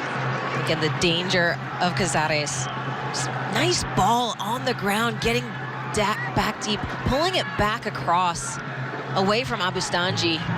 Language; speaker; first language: English; native; English